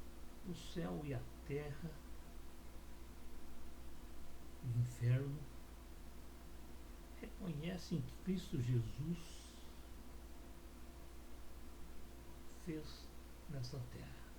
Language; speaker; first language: Portuguese; native; Portuguese